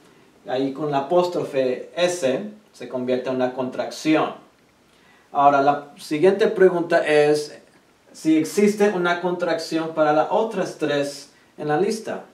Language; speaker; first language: Spanish; early bilingual, heritage; Spanish